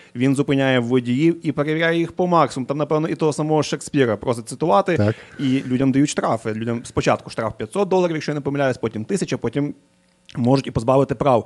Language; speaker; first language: Ukrainian; native; Ukrainian